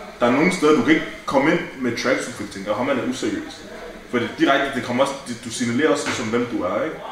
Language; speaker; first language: Danish; early bilingual, other home language; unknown